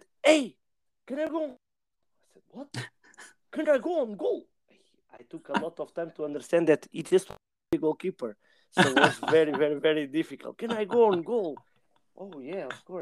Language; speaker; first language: English; non-native, learner; Portuguese